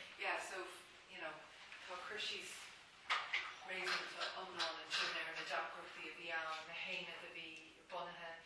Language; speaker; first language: Irish; non-native, local second language; English